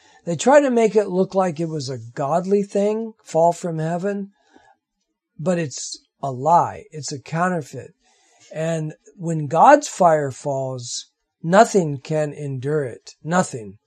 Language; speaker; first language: English; native; English